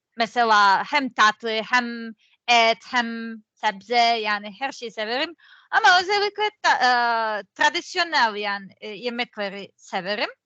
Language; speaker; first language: Turkish; non-native, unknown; Serbian